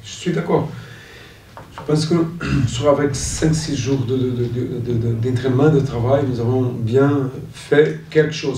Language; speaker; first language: French; non-native, fluent; Portuguese